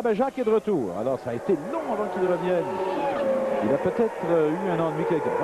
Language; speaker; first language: French; native; French